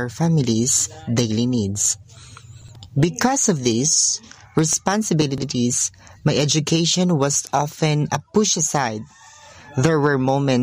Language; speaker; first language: English; non-native, local second language; Hiligaynon